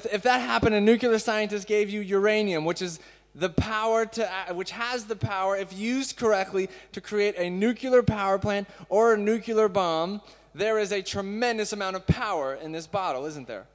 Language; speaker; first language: English; native; English